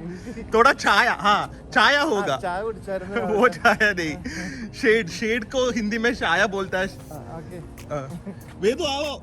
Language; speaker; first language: Hindi; non-native, local second language; Malayalam